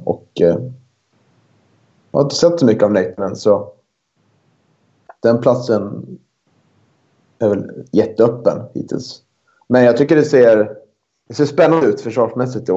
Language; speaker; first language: Swedish; native; Swedish